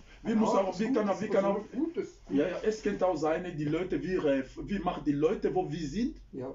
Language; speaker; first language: German; non-native, learner; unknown